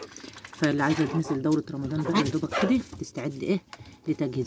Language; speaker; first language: Arabic; native; Arabic